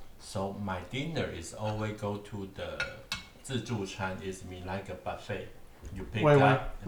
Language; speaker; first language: English; non-native, learner; Chinese